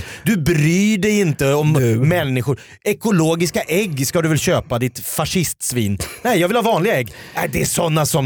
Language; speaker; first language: Swedish; native; Swedish